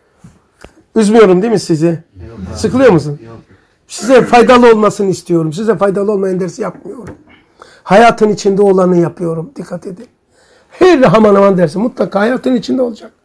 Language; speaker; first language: Turkish; native; Turkish